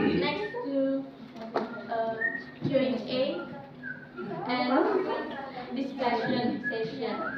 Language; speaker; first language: English; non-native, learner; Indonesian